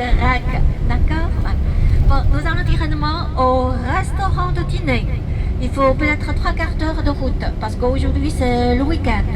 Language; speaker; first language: French; non-native, fluent; Chinese